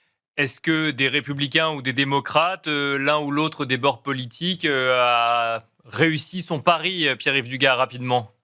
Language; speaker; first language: French; native; French